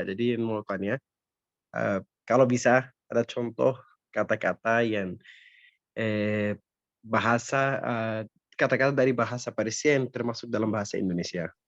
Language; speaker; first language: Indonesian; non-native, learner; Arabic